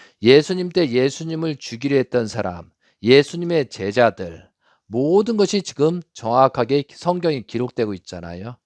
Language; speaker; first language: Korean; native; Korean